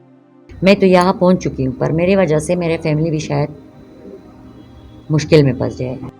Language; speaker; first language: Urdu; non-native, local second language; Persian